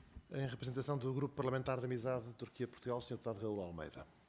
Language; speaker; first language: Portuguese; native; Portuguese